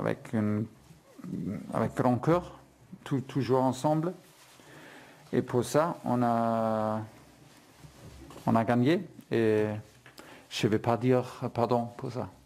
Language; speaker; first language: French; non-native, fluent; German